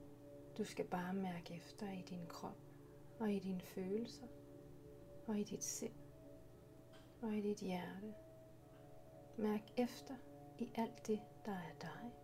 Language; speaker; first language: Danish; native; Danish